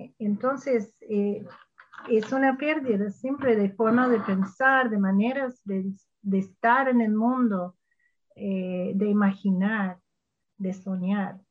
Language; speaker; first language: Spanish; non-native, fluent; English